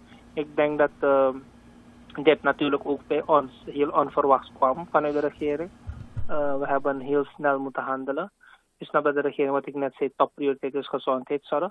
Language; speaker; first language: Dutch; native; Dutch